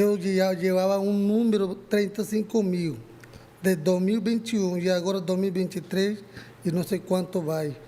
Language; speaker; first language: Portuguese; non-native, learner; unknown